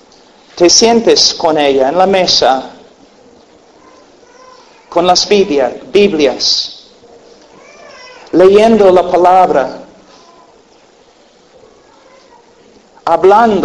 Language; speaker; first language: Spanish; non-native, fluent; English